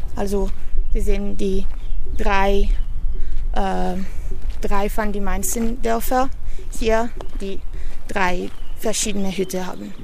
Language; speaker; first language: German; non-native, learner; Italian